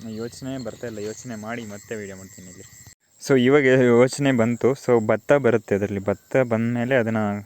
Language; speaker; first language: Kannada; native; Kannada